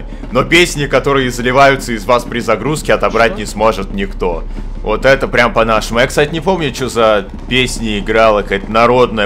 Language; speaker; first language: Russian; native; Russian